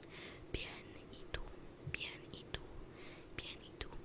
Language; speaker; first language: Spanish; non-native, learner; English